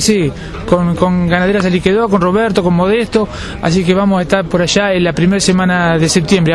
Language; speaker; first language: Spanish; native; Spanish